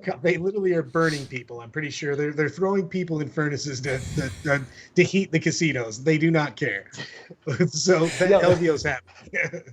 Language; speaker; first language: English; native; English